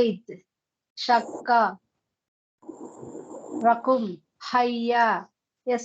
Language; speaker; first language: Arabic; non-native, learner; Tamil